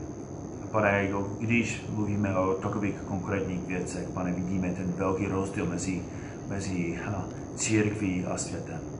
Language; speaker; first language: Czech; non-native, fluent; English